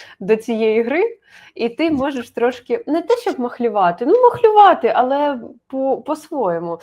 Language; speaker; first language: Ukrainian; native; Ukrainian